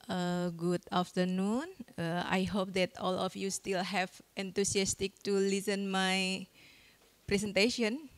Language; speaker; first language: English; non-native, fluent; Indonesian